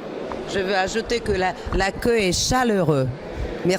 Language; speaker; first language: French; non-native, fluent; Russian